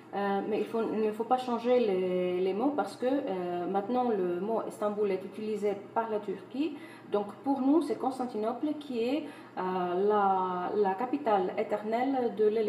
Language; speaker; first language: French; non-native, fluent; Greek